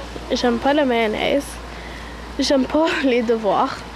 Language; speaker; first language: French; early bilingual, other home language; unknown